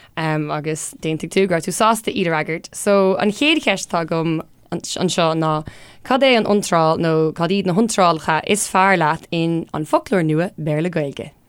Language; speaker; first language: Irish; non-native, local second language; English